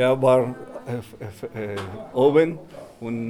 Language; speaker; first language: German; non-native, learner; Spanish